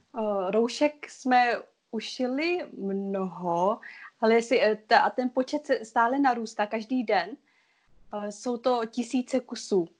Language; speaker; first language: Czech; non-native, fluent; Vietnamese